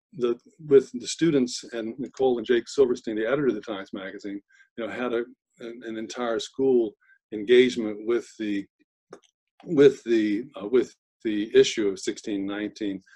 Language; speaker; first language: English; native; English